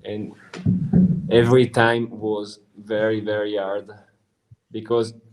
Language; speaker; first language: English; non-native, learner; Italian